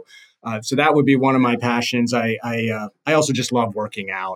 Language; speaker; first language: English; native; English